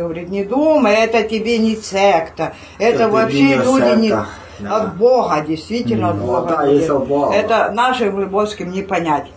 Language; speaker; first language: Russian; non-native, local second language; Ukrainian